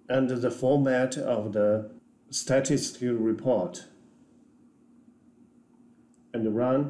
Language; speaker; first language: English; non-native, fluent; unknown